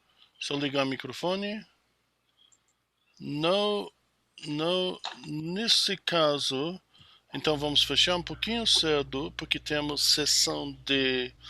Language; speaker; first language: Portuguese; non-native, fluent; English